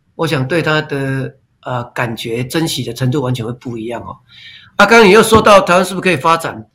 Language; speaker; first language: Chinese; non-native, local second language; Min Nan Chinese